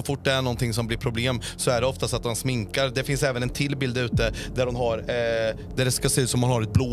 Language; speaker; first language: Swedish; native; Swedish